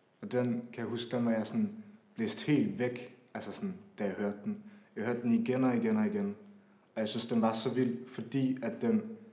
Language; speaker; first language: Danish; native; Danish